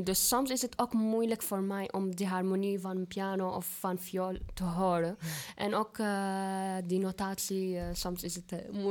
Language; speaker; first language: Dutch; non-native, fluent; Arabic